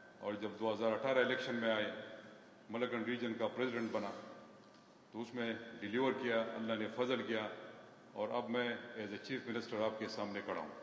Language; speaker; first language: Urdu; non-native, local second language; Pashto